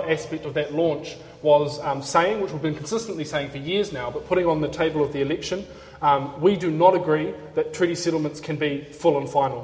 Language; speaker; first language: English; native; English